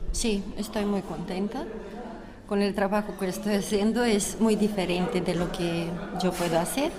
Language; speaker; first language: Spanish; non-native, learner; Bulgarian